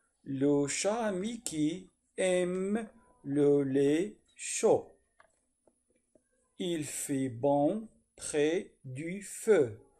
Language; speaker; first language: French; non-native, fluent; Arabic